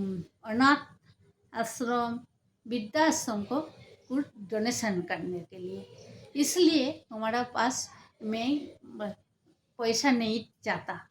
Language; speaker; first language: Hindi; non-native, learner; Bangla